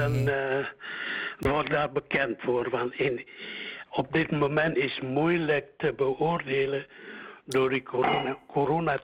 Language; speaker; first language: Dutch; early bilingual, other home language; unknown